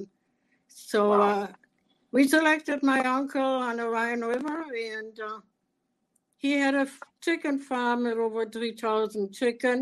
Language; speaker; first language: English; non-native, fluent; German